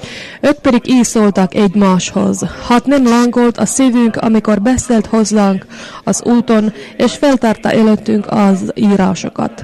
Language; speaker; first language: Hungarian; non-native, fluent; Finnish